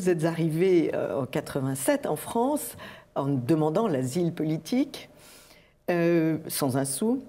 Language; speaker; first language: French; native; French